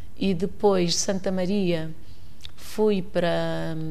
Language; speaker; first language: Portuguese; non-native, local second language; Kabuverdianu